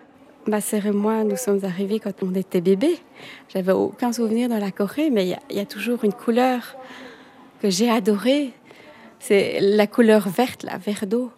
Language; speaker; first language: French; native; French